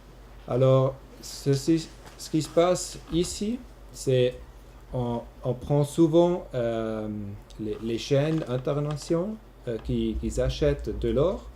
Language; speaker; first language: French; non-native, local second language; German